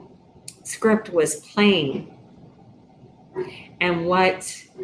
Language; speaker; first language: English; native; English